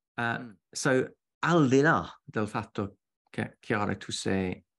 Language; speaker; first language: Italian; non-native, fluent; English